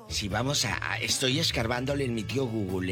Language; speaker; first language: Spanish; native; Spanish